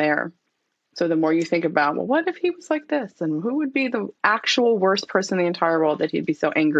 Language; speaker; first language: English; native; English